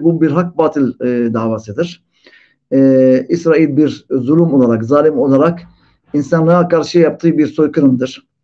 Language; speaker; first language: Turkish; non-native, fluent; Arabic